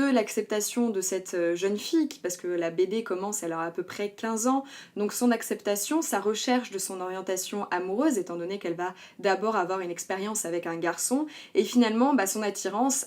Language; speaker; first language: French; native; French